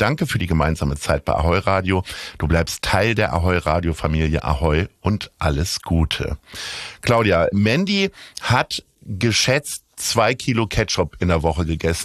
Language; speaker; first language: German; native; German